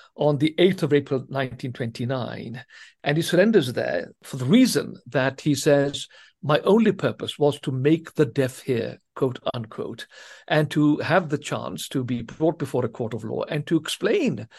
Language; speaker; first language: English; non-native, local second language; Swahili